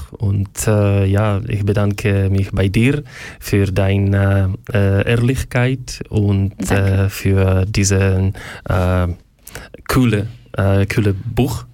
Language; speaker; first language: German; non-native, learner; Ukrainian